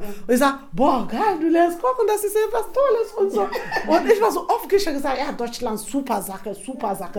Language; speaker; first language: German; non-native, fluent; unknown